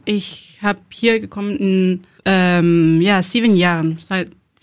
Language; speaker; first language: German; non-native, learner; Spanish